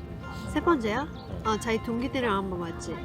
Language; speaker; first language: Korean; non-native, fluent; Persian